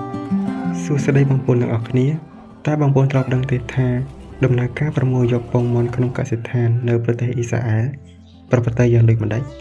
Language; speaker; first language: Khmer; native; Khmer